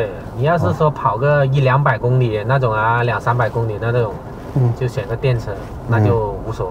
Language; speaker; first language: Chinese; native; Chinese